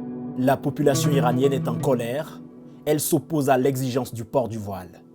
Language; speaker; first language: French; native; French